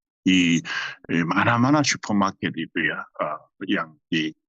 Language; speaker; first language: Indonesian; non-native, fluent; Korean